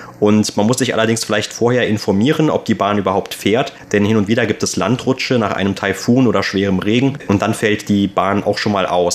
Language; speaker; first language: German; native; German